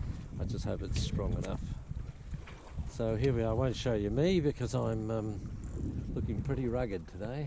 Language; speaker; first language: English; native; English